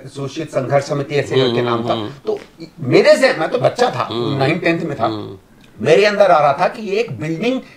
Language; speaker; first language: Hindi; native; Hindi